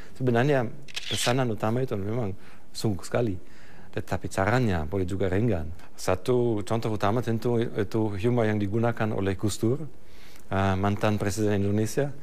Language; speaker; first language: Malay; non-native, fluent; German